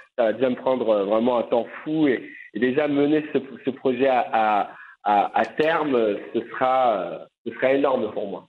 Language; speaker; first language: French; native; French